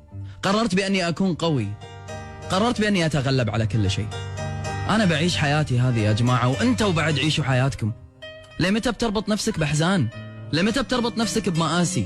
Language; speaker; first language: Arabic; native; Arabic